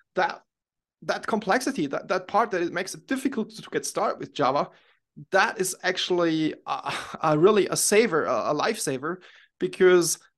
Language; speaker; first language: English; non-native, fluent; German